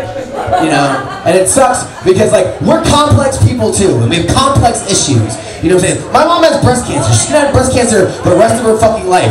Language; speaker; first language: English; native; English